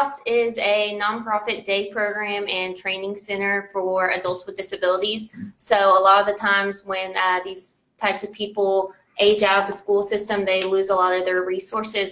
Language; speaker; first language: English; native; English